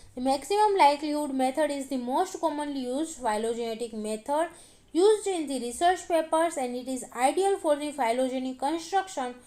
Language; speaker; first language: English; non-native, local second language; Gujarati